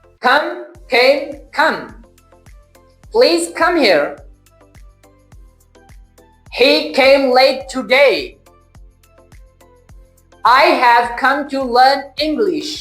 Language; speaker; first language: English; non-native, local second language; Urdu